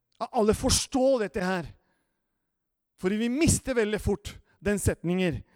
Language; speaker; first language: Norwegian; non-native, fluent; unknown